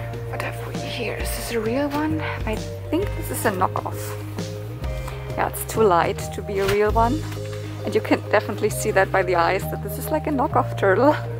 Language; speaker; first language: English; non-native, fluent; German